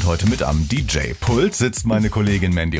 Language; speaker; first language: German; native; German